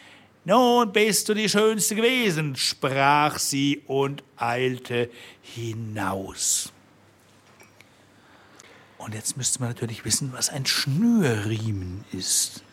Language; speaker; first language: German; native; German